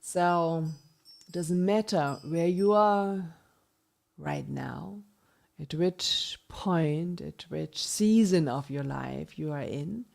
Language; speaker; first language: English; non-native, fluent; German